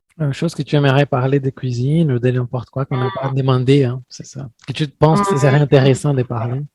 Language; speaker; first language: French; non-native, fluent; Portuguese